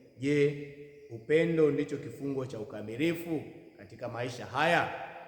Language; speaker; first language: Swahili; native; Swahili